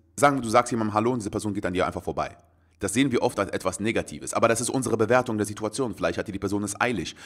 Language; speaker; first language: German; native; German